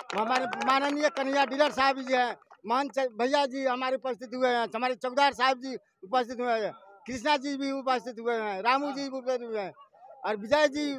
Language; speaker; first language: Hindi; native; Hindi